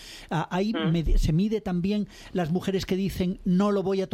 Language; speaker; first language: Spanish; native; Spanish